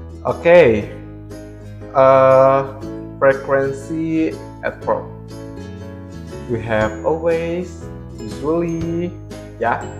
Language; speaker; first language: English; non-native, learner; Indonesian